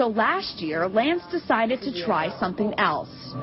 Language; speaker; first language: English; native; English